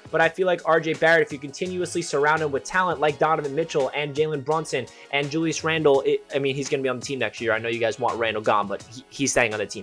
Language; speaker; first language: English; native; English